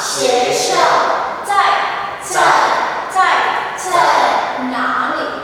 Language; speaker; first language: Chinese; non-native, fluent; Indonesian